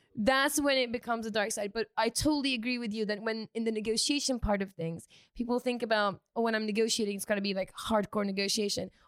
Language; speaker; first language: English; native; English